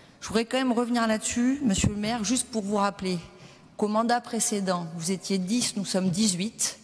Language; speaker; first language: French; native; French